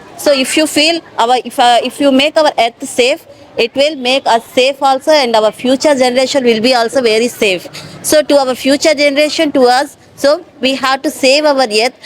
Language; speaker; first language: English; non-native, local second language; Telugu